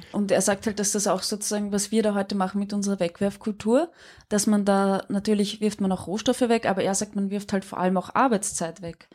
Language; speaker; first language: German; native; German